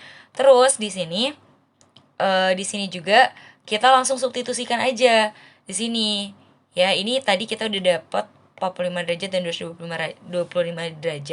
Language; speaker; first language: Indonesian; native; Indonesian